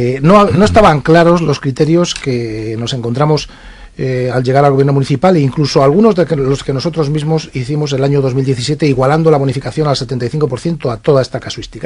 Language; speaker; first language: Spanish; native; Spanish